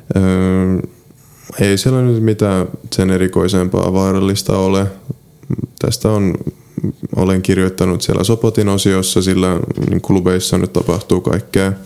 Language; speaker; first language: Finnish; early bilingual, other home language; Polish